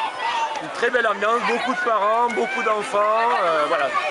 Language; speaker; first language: French; native; French